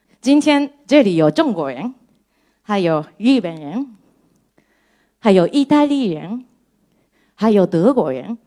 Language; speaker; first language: Chinese; non-native, fluent; Japanese